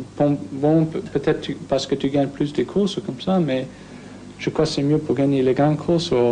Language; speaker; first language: French; non-native, learner; English